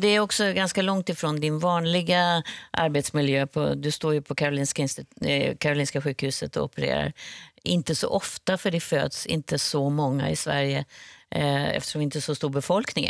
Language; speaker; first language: Swedish; native; Swedish